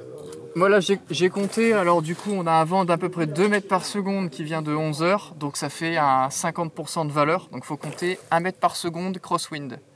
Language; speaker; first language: French; native; French